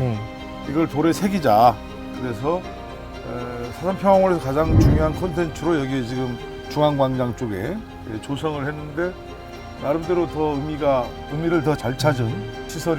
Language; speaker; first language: Korean; native; Korean